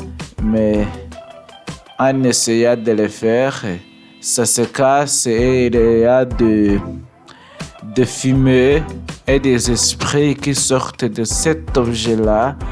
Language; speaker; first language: French; non-native, learner; English